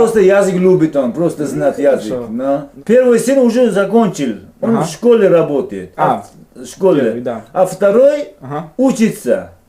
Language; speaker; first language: Russian; non-native, local second language; Uzbek